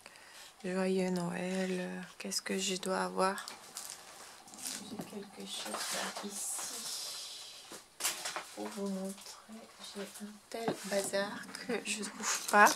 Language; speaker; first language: French; non-native, fluent; Spanish